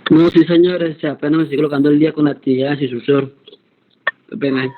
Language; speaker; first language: Spanish; native; Spanish